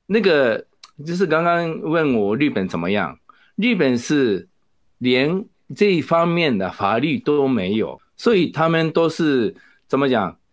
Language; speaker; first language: Chinese; non-native, fluent; Japanese